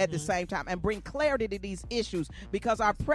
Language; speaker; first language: English; native; English